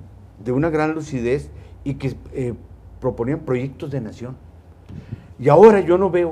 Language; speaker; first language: Spanish; native; Spanish